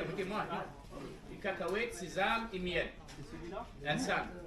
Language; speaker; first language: French; non-native, learner; Arabic